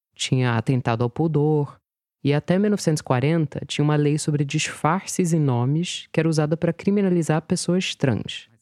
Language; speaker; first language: Portuguese; non-native, fluent; English